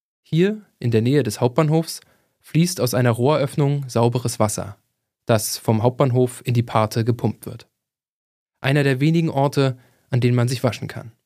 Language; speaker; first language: German; native; German